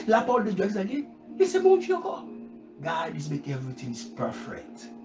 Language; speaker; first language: English; non-native, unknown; Haitian Creole